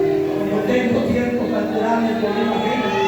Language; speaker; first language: Spanish; native; Spanish